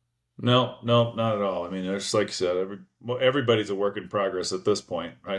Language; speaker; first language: English; native; English